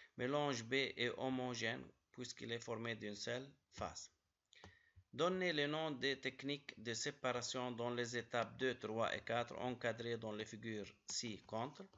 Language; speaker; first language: French; non-native, local second language; Arabic